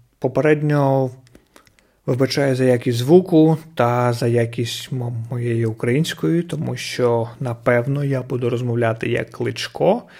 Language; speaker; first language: Ukrainian; non-native, local second language; Russian